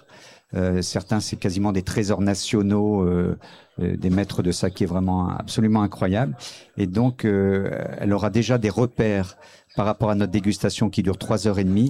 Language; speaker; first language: French; native; French